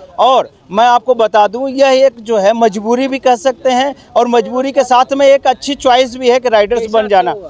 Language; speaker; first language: Hindi; native; Hindi